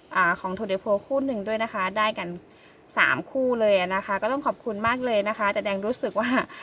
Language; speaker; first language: Thai; native; Thai